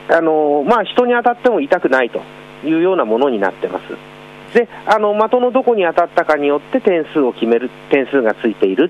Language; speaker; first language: Japanese; native; Japanese